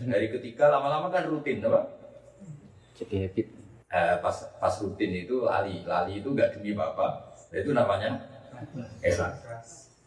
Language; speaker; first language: Indonesian; non-native, local second language; Javanese